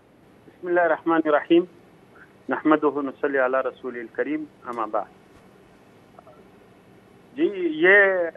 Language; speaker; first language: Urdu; non-native, fluent; Pashto